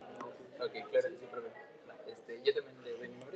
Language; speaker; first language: Spanish; native; Spanish